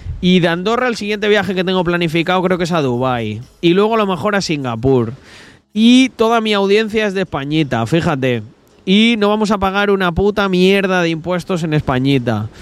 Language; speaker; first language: Spanish; native; Spanish